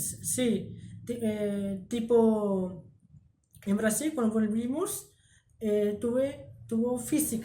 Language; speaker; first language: Spanish; early bilingual, heritage; Spanish